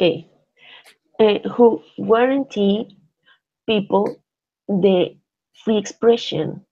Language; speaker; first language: English; non-native, learner; Spanish